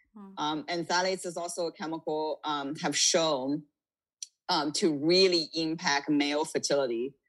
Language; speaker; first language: English; non-native, fluent; Chinese